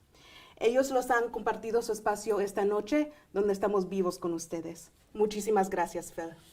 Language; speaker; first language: Spanish; early bilingual, heritage; Spanish